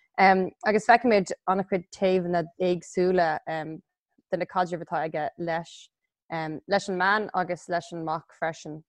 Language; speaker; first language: Irish; non-native, local second language; English